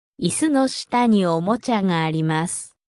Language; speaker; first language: Japanese; non-native, fluent; Korean